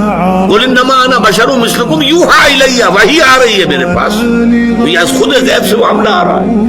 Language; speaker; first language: Urdu; native; Urdu